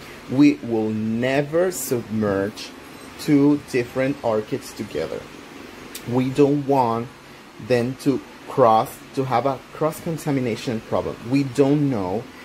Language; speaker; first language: English; non-native, local second language; Spanish